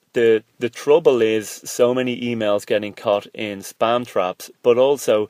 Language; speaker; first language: English; native; English